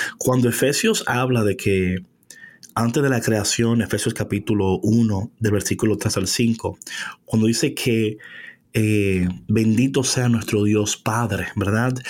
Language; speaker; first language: Spanish; early bilingual, heritage; Spanish